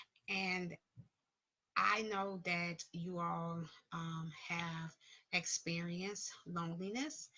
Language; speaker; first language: English; native; English